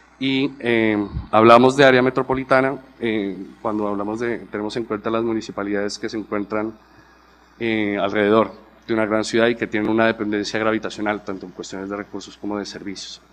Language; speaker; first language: Spanish; native; Spanish